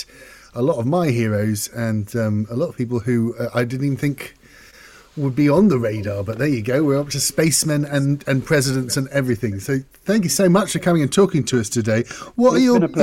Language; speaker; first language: English; native; English